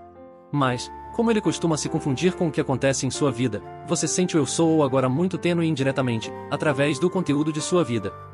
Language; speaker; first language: Portuguese; native; Portuguese